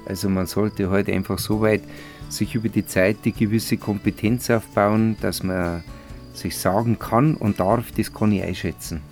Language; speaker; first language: German; native; German